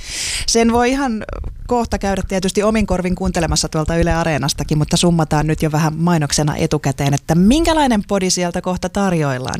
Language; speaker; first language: Finnish; native; Finnish